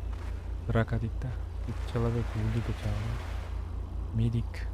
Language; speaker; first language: Russian; non-native, learner; Kara-Kalpak